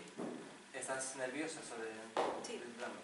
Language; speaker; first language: Spanish; non-native, fluent; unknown